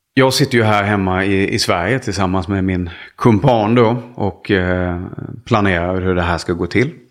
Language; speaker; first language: Swedish; native; Swedish